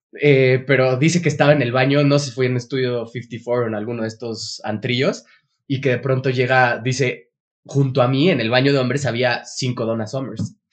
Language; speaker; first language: Spanish; native; Spanish